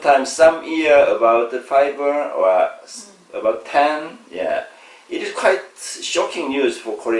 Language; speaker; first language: English; non-native, learner; Korean